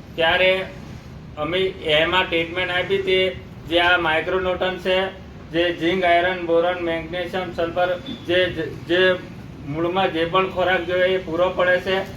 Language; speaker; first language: Gujarati; non-native, local second language; Rathawi